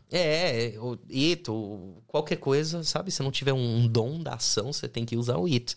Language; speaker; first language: Portuguese; non-native, fluent; English